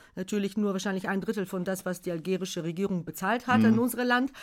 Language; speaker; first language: German; non-native, fluent; Bulgarian